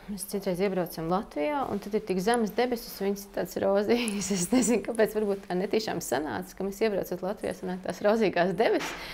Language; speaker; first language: Latvian; native; Latvian